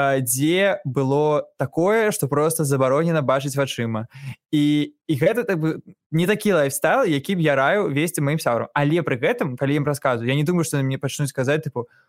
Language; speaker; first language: Belarusian; non-native, local second language; Russian